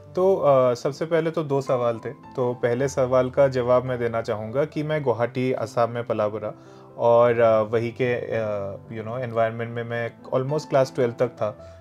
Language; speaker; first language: Hindi; non-native, local second language; Bangla